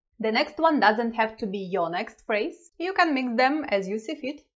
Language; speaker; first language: English; non-native, fluent; Russian